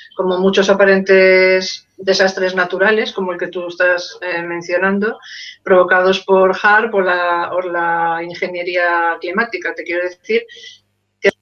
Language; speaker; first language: Spanish; native; Spanish